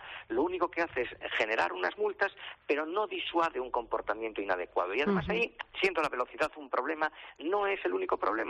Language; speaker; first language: Spanish; native; Spanish